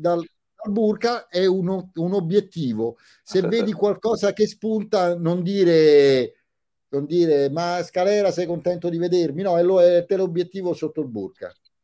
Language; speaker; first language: Italian; native; Italian